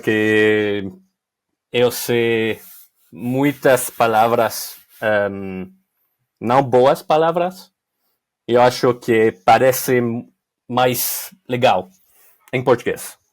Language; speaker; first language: Portuguese; non-native, learner; French